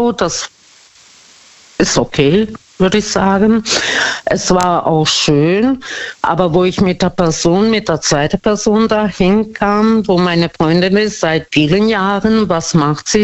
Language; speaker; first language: German; non-native, fluent; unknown